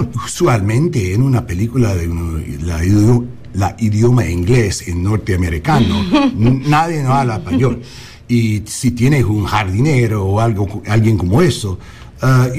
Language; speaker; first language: Spanish; non-native, learner; English